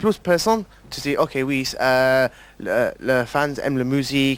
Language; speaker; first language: French; non-native, learner; English